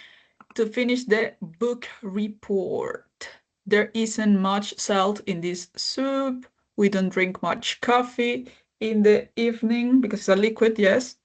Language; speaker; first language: English; non-native, fluent; Spanish